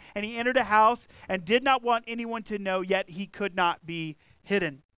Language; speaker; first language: English; native; English